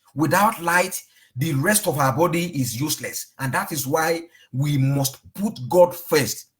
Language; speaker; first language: English; non-native, local second language; Yoruba